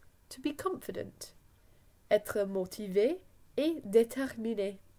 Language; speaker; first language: French; non-native, fluent; English